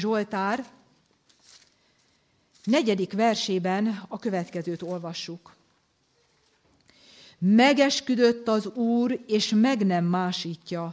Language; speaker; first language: Hungarian; native; Hungarian